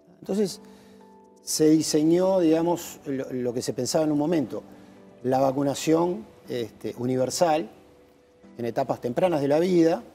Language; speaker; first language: Spanish; native; Spanish